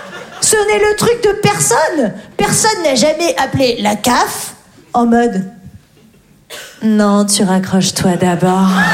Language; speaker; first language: French; native; French